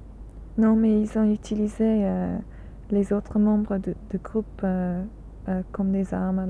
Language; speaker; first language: French; non-native, learner; English